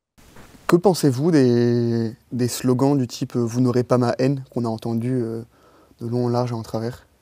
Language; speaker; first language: French; native; French